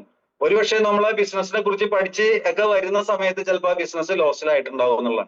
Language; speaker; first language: Malayalam; native; Malayalam